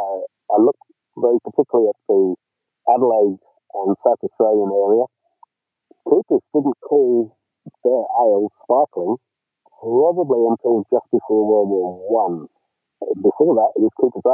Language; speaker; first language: English; native; English